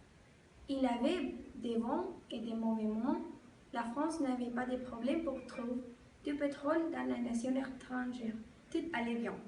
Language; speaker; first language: French; non-native, learner; Spanish